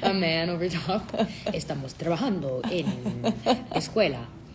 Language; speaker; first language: Spanish; non-native, learner; English